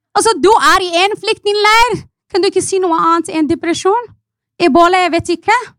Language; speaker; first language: Norwegian; non-native, fluent; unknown